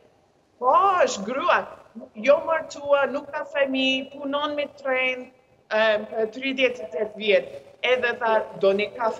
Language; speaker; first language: Albanian; non-native, learner; English